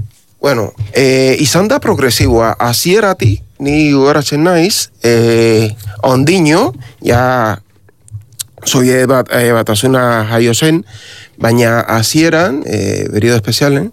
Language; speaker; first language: Basque; non-native, learner; Spanish